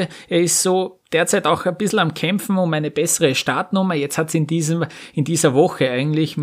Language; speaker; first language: German; native; German